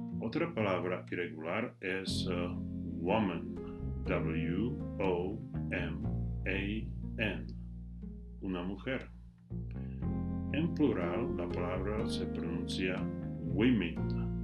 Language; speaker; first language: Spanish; non-native, fluent; English